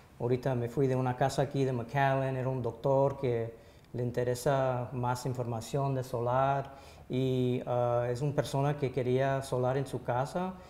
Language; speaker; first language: Spanish; early bilingual, heritage; Spanish